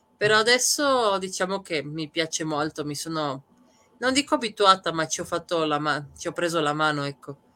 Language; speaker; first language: Italian; early bilingual, other home language; Serbian